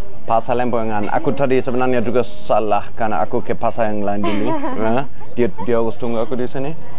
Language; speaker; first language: Indonesian; non-native, fluent; German